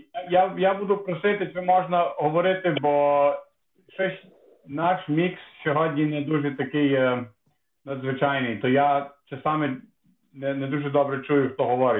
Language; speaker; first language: Ukrainian; early bilingual, heritage; Ukrainian